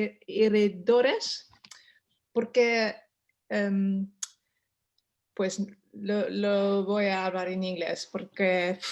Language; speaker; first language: Spanish; non-native, learner; Dutch